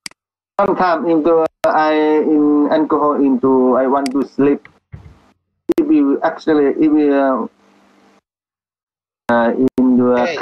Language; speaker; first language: English; non-native, learner; Vietnamese